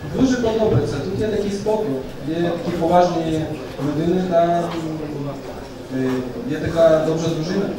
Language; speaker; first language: Polish; non-native, learner; Ukrainian